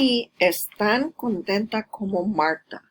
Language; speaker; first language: Spanish; non-native, fluent; English